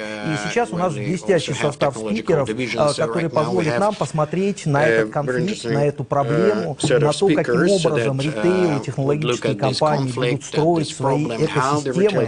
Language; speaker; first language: Russian; native; Russian